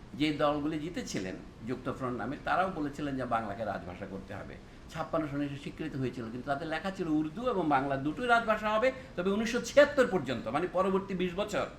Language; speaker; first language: Bangla; non-native, local second language; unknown